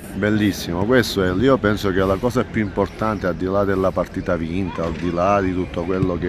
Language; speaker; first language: Italian; native; Italian